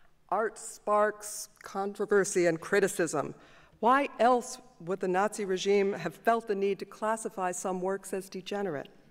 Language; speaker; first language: English; native; English